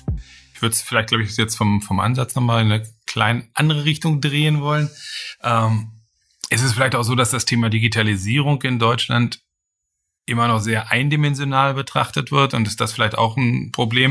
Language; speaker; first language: German; native; German